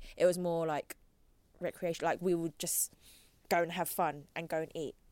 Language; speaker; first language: English; native; English